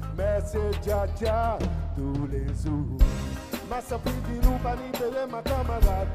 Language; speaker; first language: English; non-native, fluent; Seselwa Creole French